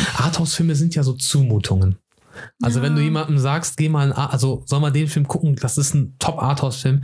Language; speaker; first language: German; early bilingual, other home language; Turkish